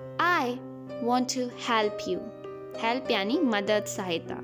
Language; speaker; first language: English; non-native, local second language; Hindi